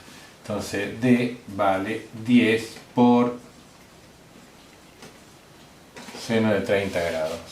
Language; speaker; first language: Spanish; native; Spanish